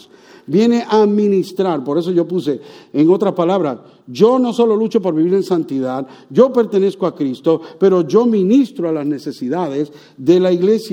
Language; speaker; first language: Spanish; native; Spanish